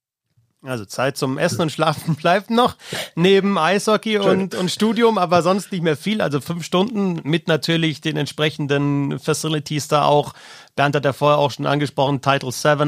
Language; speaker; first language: German; native; German